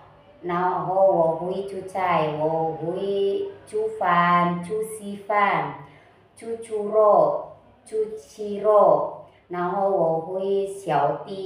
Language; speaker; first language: Chinese; non-native, learner; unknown